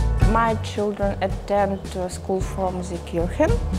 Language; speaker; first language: English; non-native, learner; Ukrainian